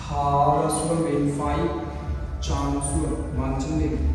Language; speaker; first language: Vietnamese; non-native, learner; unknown